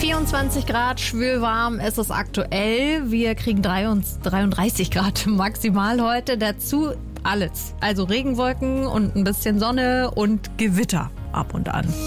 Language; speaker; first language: German; native; German